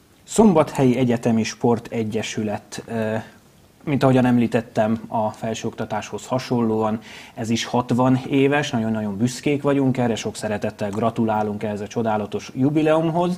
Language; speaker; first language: Hungarian; native; Hungarian